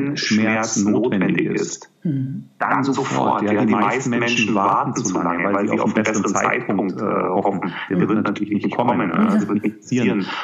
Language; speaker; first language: German; native; German